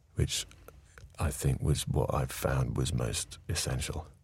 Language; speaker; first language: English; native; English